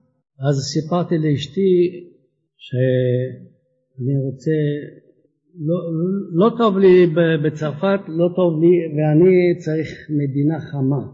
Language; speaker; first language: Hebrew; non-native, fluent; French